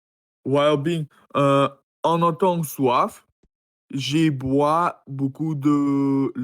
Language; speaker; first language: French; non-native, learner; Russian